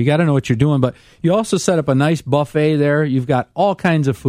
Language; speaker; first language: English; native; English